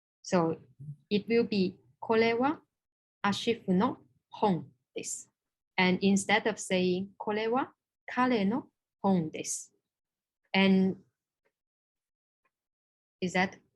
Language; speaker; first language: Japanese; non-native, fluent; Chinese